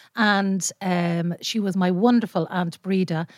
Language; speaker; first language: English; native; English